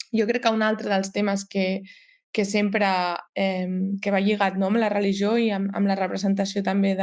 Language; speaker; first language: Catalan; native; Catalan